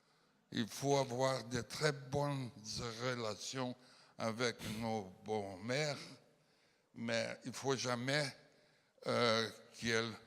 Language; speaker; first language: French; non-native, fluent; Portuguese